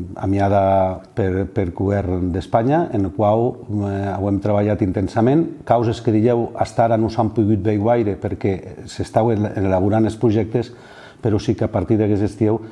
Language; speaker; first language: Catalan; non-native, local second language; Occitan